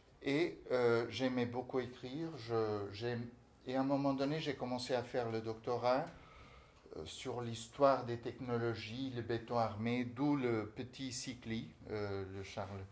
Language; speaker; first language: French; non-native, fluent; Portuguese